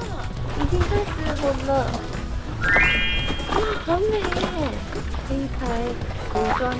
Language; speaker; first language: Chinese; non-native, fluent; Japanese